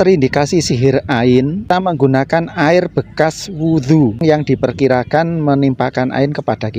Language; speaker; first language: Indonesian; native; Indonesian